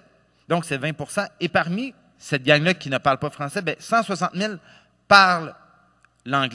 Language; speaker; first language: French; native; French